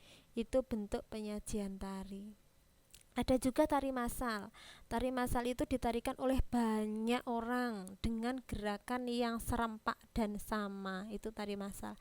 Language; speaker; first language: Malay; non-native, local second language; Javanese